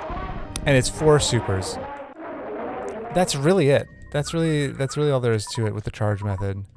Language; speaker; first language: English; native; English